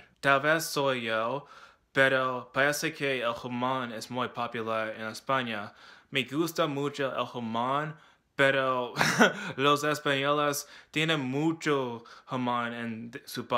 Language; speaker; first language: Spanish; non-native, learner; English